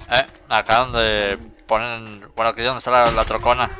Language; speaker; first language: Spanish; native; Spanish